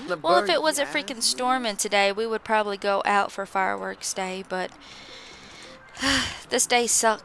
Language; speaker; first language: English; native; English